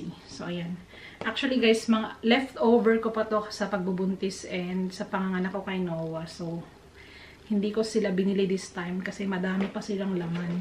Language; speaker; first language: Filipino; native; Filipino